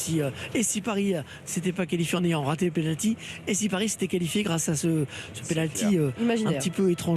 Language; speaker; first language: French; native; French